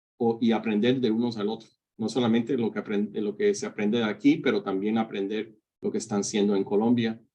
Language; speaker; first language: Spanish; early bilingual, heritage; Spanish